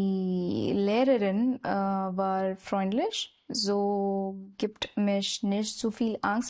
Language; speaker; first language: German; non-native, learner; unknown